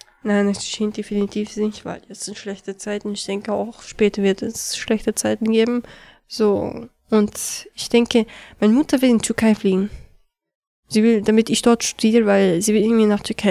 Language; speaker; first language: German; early bilingual, other home language; Chechen